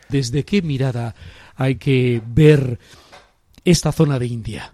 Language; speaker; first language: Spanish; native; Spanish